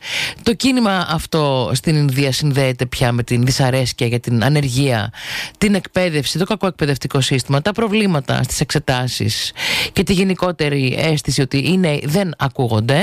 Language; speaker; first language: Greek; native; Greek